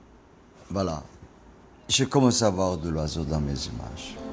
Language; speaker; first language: French; non-native, learner; Korean